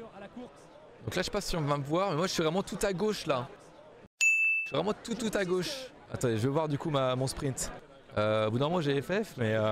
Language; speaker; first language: French; native; French